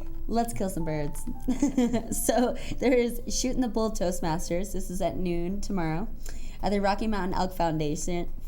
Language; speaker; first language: English; native; English